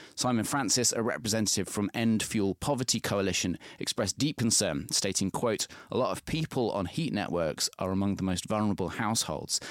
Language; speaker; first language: English; native; English